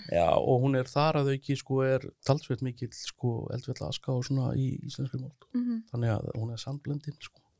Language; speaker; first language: Icelandic; native; Icelandic